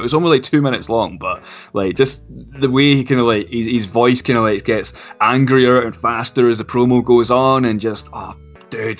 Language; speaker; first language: English; native; English